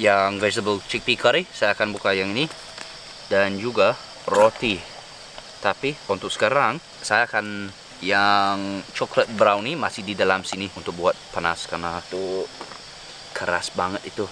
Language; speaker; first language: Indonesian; non-native, learner; English